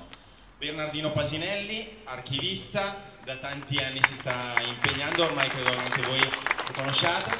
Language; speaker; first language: Italian; native; Italian